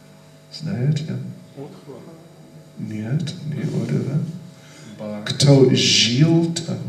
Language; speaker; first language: Russian; non-native, learner; English